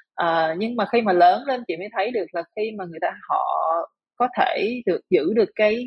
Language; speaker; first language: Vietnamese; native; Vietnamese